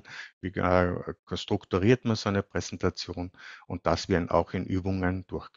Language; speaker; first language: German; native; German